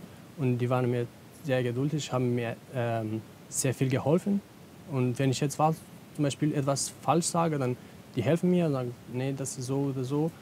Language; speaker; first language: German; non-native, learner; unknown